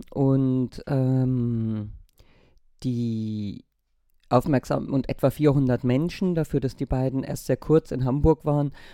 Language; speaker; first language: German; native; German